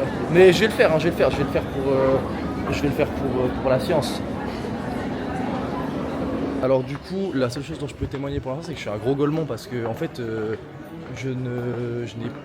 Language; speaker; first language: French; native; French